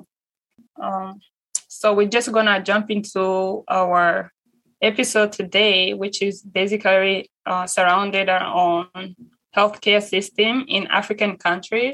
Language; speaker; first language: English; non-native, local second language; Kinyarwanda